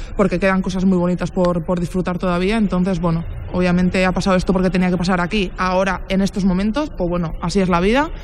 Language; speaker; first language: Spanish; native; Spanish